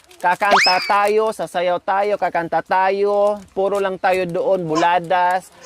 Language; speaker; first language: Filipino; non-native, local second language; Cebuano